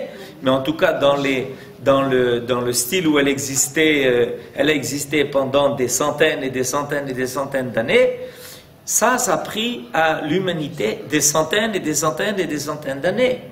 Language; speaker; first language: French; native; French